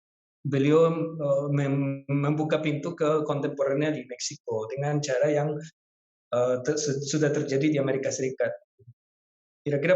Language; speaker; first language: Indonesian; non-native, fluent; Spanish